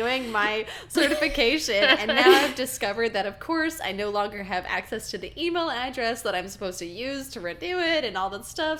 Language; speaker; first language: English; native; English